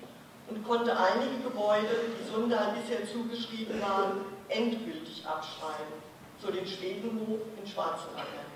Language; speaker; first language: German; native; German